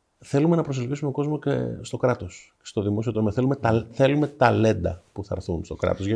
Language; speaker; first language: Greek; native; Greek